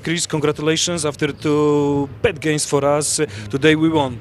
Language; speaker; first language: English; non-native, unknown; Polish